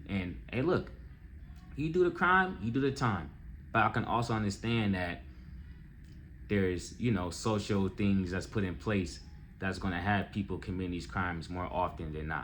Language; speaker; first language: English; native; English